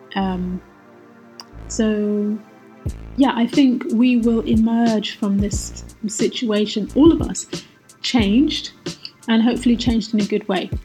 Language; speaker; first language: English; native; English